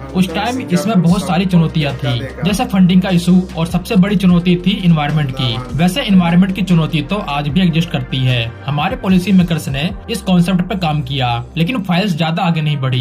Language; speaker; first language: Hindi; native; Hindi